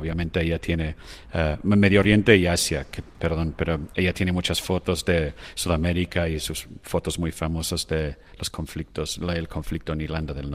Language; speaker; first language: Spanish; non-native, fluent; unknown